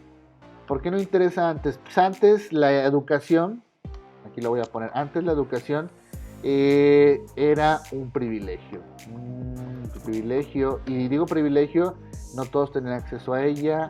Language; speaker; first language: Spanish; native; Spanish